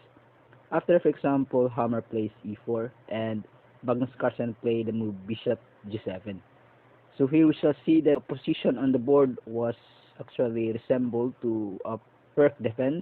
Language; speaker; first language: English; non-native, local second language; Filipino